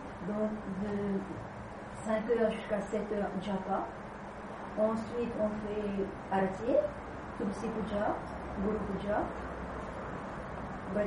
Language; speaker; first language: French; native; French